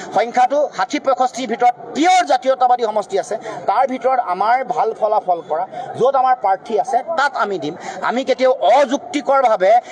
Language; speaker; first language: Assamese; native; Assamese